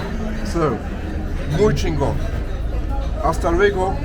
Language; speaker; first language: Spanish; non-native, learner; English